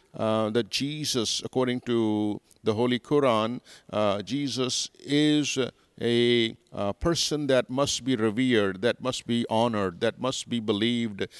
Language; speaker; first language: English; non-native, local second language; Urdu